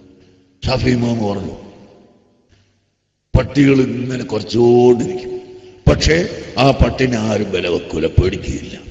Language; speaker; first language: Malayalam; native; Malayalam